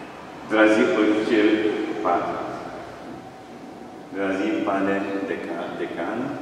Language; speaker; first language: Czech; non-native, learner; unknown